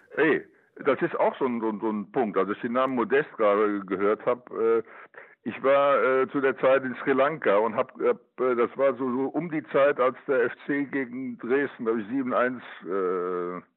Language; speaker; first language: German; native; German